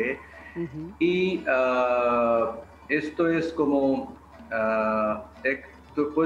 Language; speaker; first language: Spanish; non-native, fluent; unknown